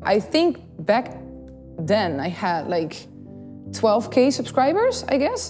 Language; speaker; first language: English; non-native, fluent; Dutch